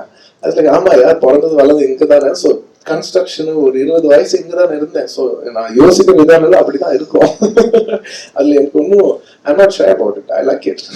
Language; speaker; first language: Tamil; non-native, local second language; Telugu